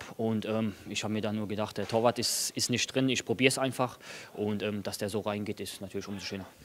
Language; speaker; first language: German; native; German